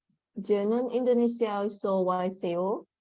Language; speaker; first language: Korean; non-native, learner; Indonesian